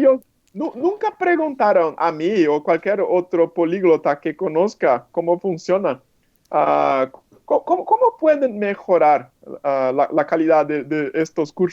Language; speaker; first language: Spanish; non-native, fluent; Portuguese